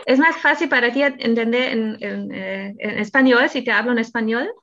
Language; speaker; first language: Spanish; non-native, fluent; German